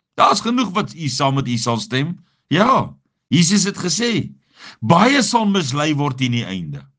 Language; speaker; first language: Afrikaans; native; Afrikaans